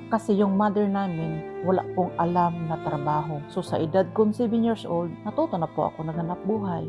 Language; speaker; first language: Filipino; non-native, local second language; Cebuano